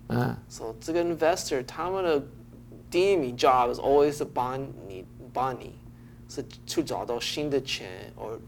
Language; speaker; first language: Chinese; early bilingual, heritage; English